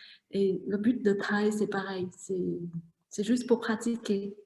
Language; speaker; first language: French; non-native, fluent; Vietnamese